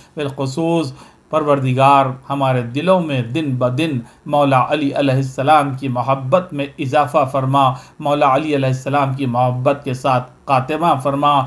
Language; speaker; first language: Urdu; native; Urdu